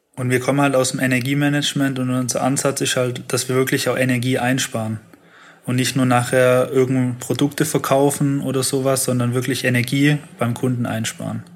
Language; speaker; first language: German; native; German